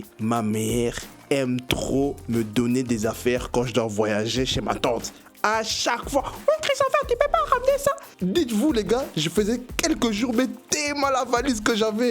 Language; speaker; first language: French; native; French